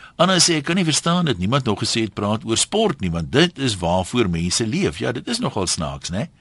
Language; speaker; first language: Afrikaans; native; Afrikaans